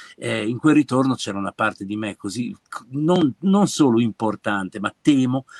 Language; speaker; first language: Italian; native; Italian